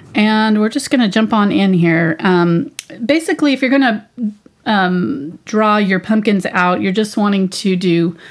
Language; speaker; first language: English; native; English